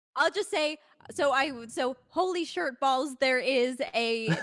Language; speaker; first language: English; native; English